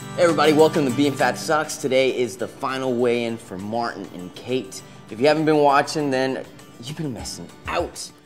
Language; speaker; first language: English; early bilingual, other home language; Spanish